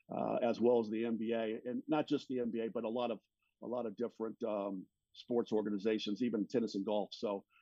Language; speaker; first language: English; native; English